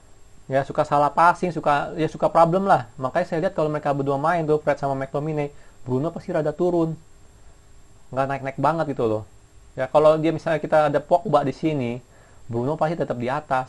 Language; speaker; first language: Indonesian; native; Indonesian